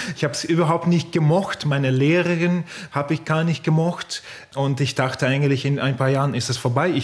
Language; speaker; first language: German; non-native, fluent; Russian